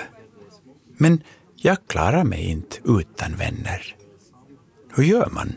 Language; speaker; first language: Swedish; native; Swedish